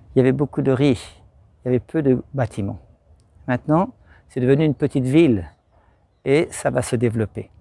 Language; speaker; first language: French; native; French